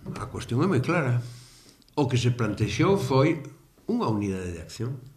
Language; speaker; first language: Galician; native; Galician